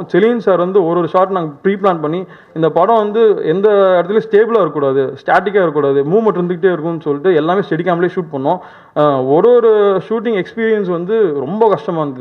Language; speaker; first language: Tamil; native; Tamil